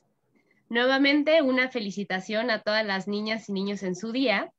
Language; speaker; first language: Spanish; native; Spanish